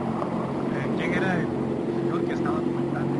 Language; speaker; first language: Spanish; native; Spanish